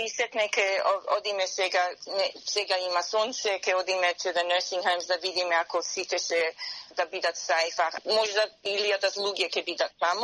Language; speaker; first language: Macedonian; early bilingual, heritage; Macedonian